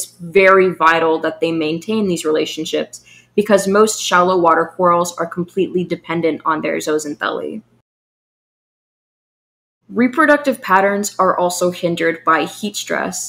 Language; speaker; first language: English; native; English